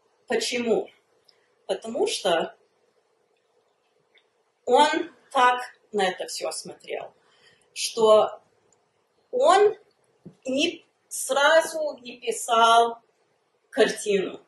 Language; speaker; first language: Russian; early bilingual, heritage; Russian